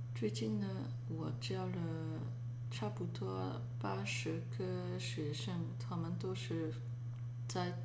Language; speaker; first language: Chinese; early bilingual, other home language; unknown